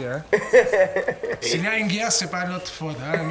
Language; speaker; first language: French; early bilingual, heritage; French